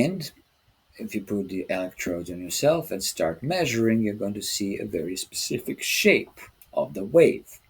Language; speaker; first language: English; non-native, fluent; Serbian